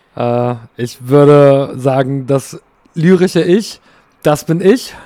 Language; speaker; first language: German; early bilingual, other home language; English